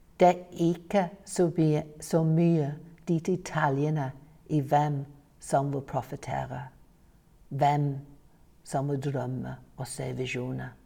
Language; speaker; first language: Norwegian; non-native, fluent; English